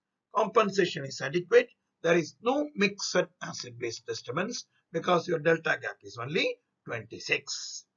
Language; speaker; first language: English; non-native, local second language; Tamil